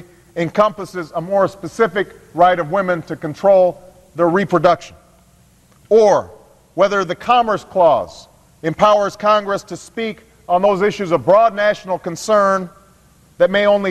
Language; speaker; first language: English; native; English